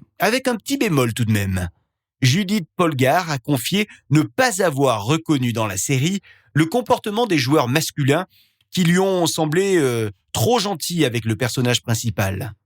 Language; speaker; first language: French; native; French